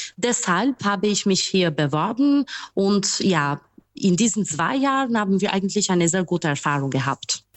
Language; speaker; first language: German; non-native, fluent; Albanian